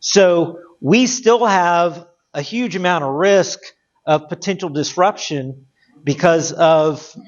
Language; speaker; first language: English; native; English